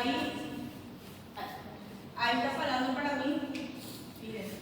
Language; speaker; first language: Spanish; native; Spanish